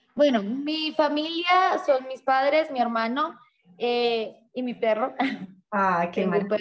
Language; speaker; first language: Spanish; native; Spanish